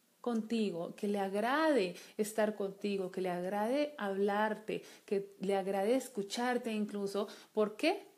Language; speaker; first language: Spanish; native; Spanish